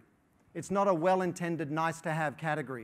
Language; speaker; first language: English; native; English